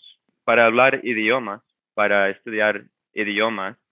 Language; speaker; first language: Spanish; non-native, fluent; English